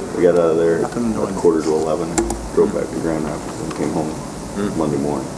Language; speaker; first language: English; native; English